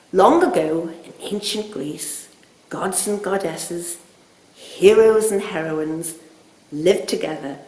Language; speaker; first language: English; native; English